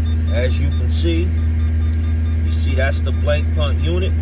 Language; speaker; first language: English; native; English